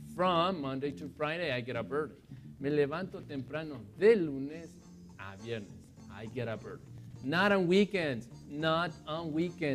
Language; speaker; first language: English; non-native, fluent; Spanish